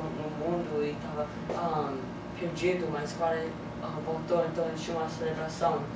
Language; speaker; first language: Portuguese; early bilingual, heritage; English